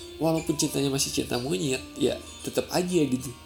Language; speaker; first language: Indonesian; non-native, local second language; Sundanese